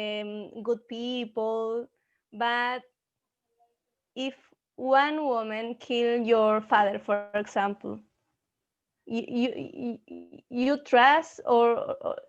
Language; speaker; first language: English; non-native, learner; Spanish